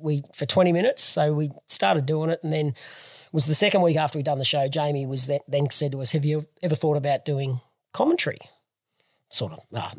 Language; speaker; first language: English; native; English